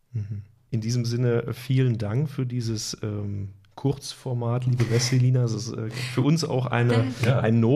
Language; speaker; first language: German; native; German